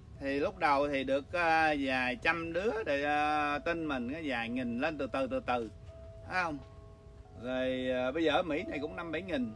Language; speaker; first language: Vietnamese; early bilingual, other home language; English